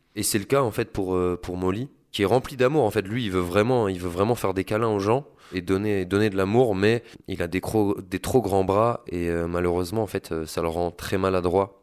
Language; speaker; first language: French; native; French